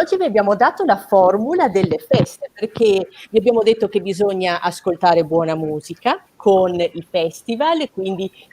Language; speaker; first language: Italian; native; Italian